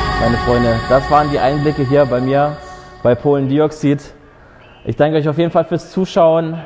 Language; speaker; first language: German; early bilingual, other home language; Polish